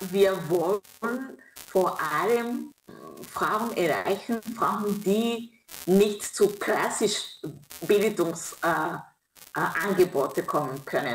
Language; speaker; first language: German; non-native, fluent; Kinyarwanda